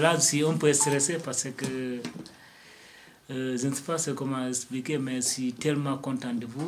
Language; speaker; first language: French; non-native, local second language; Fula